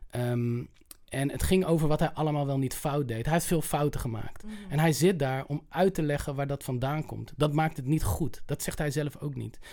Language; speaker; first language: Dutch; native; Dutch